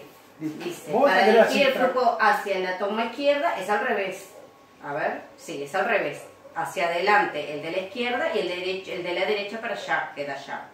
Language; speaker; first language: Spanish; native; Spanish